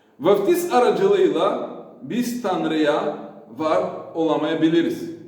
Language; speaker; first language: Turkish; non-native, fluent; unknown